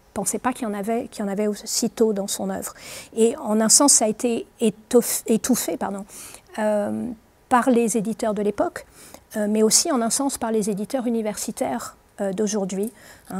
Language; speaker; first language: French; native; French